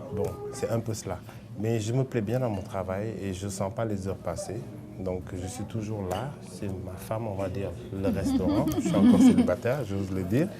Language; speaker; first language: French; non-native, local second language; Wolof